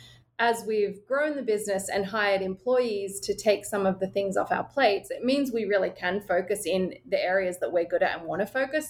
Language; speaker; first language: English; native; English